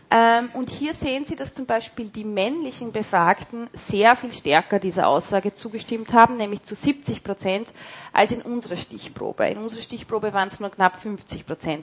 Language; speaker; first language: German; native; German